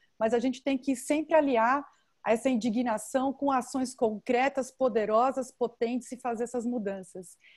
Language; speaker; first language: Portuguese; native; Portuguese